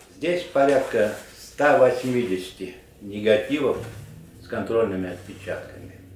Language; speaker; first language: Russian; native; Russian